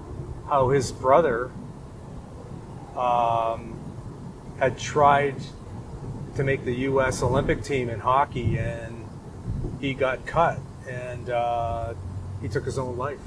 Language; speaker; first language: English; native; English